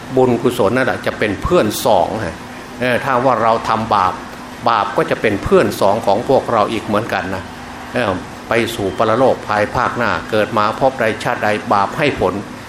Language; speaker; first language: Thai; non-native, local second language; Northeastern Thai